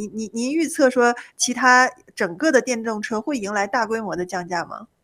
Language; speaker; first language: Chinese; native; Chinese